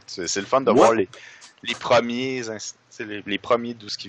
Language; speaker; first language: French; native; French